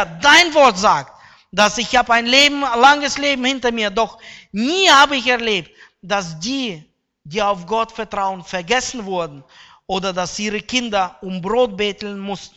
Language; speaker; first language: German; non-native, fluent; Russian